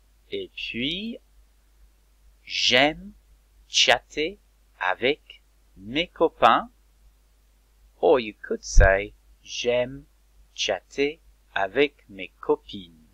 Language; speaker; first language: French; non-native, fluent; English